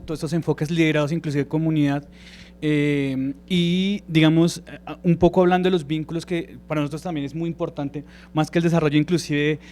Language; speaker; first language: Spanish; native; Spanish